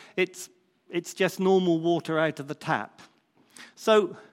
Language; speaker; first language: English; native; English